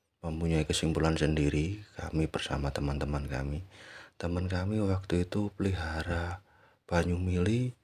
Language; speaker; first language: Indonesian; native; Indonesian